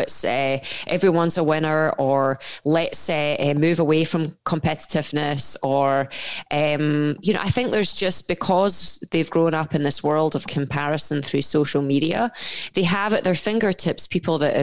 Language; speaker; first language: English; native; English